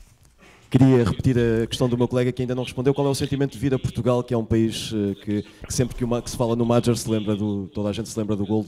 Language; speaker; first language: Portuguese; native; Portuguese